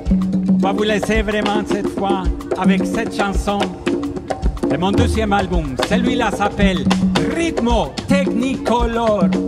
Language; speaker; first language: French; non-native, fluent; Spanish